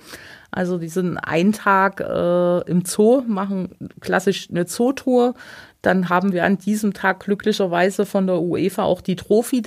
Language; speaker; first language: German; native; German